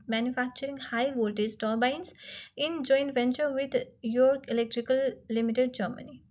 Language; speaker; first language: English; non-native, local second language; Nepali